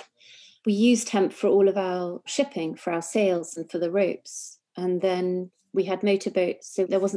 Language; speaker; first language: English; native; English